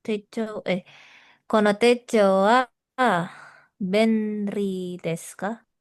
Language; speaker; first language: Japanese; non-native, learner; Indonesian